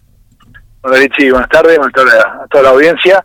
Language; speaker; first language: Spanish; native; Spanish